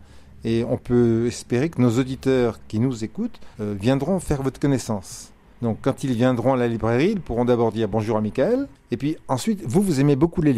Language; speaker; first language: French; native; French